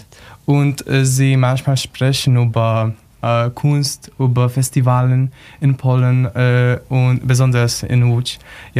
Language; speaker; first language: German; non-native, learner; Polish